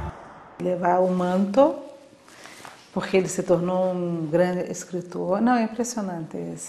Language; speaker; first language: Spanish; non-native, learner; Portuguese